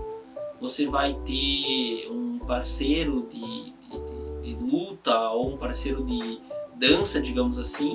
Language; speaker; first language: Portuguese; native; Portuguese